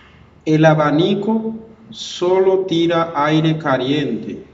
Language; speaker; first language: Spanish; non-native, fluent; Haitian Creole